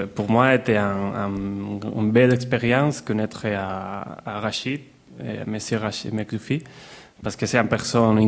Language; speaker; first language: French; non-native, learner; Spanish